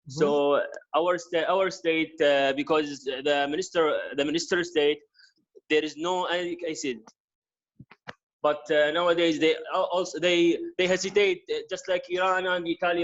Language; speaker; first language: English; non-native, local second language; Arabic